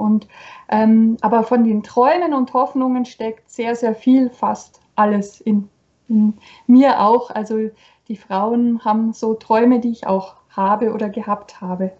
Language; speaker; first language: German; native; German